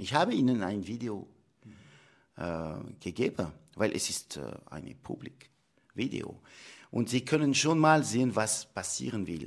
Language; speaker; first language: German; non-native, local second language; French